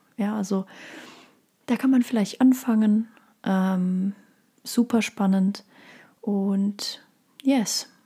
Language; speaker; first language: German; early bilingual, other home language; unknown